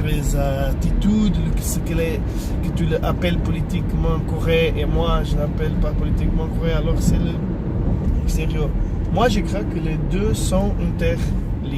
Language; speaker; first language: French; non-native, fluent; Portuguese